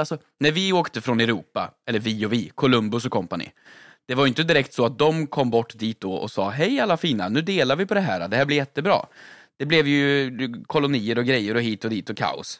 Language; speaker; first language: Swedish; native; Swedish